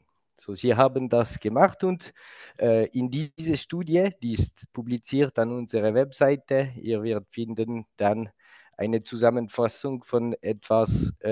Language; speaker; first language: German; non-native, local second language; French